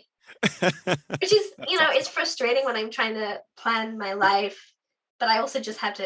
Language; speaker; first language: English; native; English